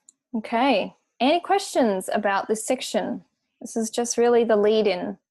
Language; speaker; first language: English; native; English